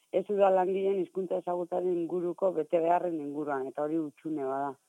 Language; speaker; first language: Basque; native; Basque